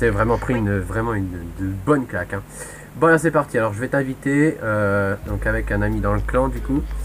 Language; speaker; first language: French; native; French